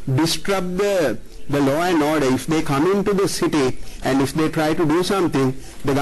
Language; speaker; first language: English; non-native, local second language; Sinhala